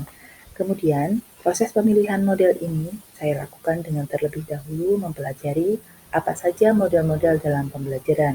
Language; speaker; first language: Indonesian; native; Indonesian